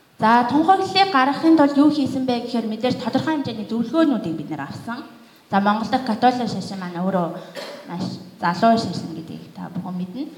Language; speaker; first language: Mongolian; native; Mongolian